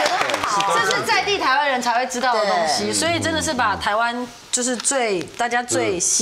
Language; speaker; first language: Chinese; native; Chinese